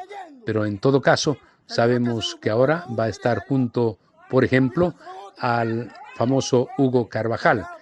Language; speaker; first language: Spanish; native; Spanish